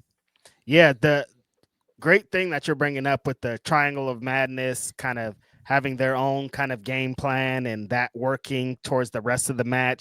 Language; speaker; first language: English; native; English